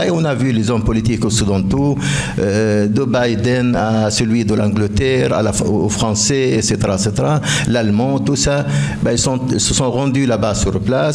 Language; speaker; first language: French; non-native, fluent; Arabic